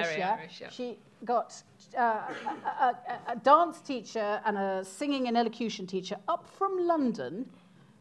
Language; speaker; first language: English; native; English